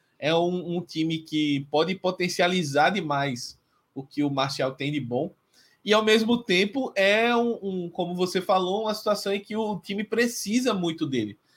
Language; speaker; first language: Portuguese; native; Portuguese